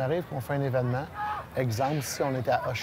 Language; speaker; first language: French; native; French